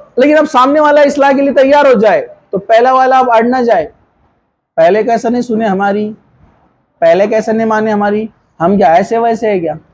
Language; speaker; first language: Urdu; native; Urdu